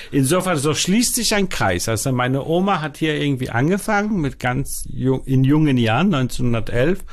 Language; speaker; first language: German; early bilingual, heritage; Polish